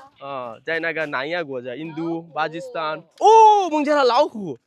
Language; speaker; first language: Chinese; non-native, fluent; Bangla